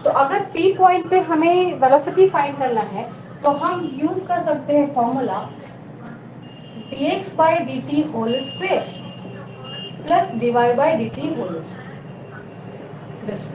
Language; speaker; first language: Hindi; native; Hindi